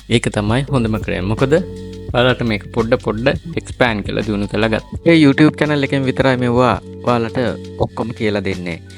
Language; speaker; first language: Sinhala; native; Sinhala